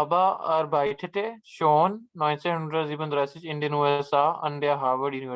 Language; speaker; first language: German; non-native, learner; Urdu